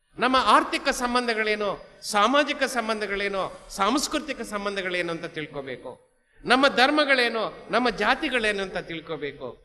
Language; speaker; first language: Kannada; non-native, local second language; Telugu